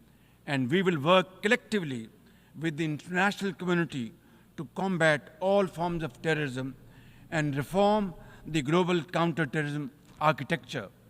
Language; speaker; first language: English; non-native, local second language; Urdu